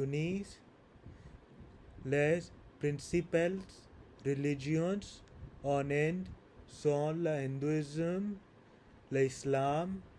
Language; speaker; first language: French; non-native, learner; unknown